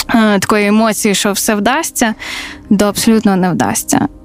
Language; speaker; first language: Ukrainian; native; Ukrainian